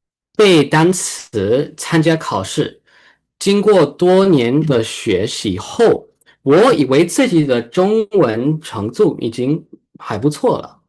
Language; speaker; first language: Chinese; early bilingual, heritage; Chinese